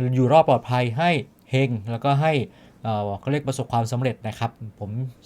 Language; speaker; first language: Thai; native; Thai